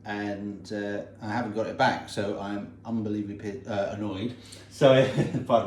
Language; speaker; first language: English; native; English